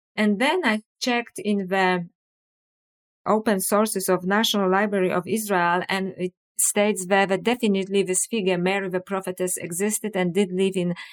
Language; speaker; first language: English; non-native, fluent; Polish